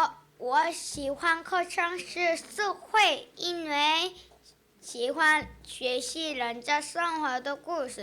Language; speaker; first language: Chinese; early bilingual, heritage; Chinese